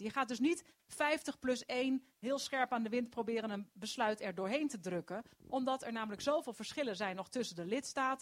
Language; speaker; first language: Dutch; native; Dutch